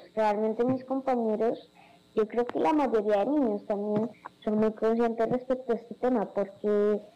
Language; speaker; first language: Spanish; native; Spanish